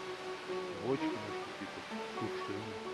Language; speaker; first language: Russian; native; Russian